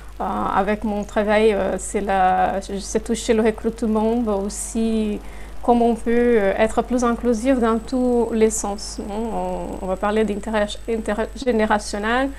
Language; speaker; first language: French; non-native, fluent; Portuguese